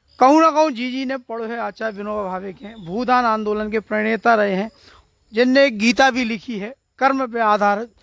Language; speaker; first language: Hindi; native; Hindi